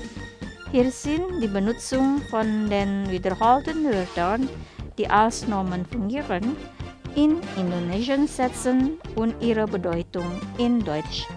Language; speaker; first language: German; non-native, fluent; Indonesian